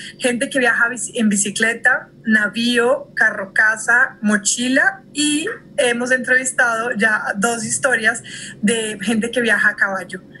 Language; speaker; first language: Spanish; early bilingual, heritage; Spanish